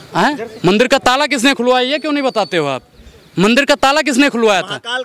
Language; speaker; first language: Hindi; native; Hindi